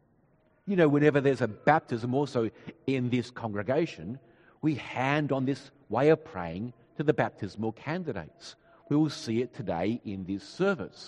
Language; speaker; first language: English; native; English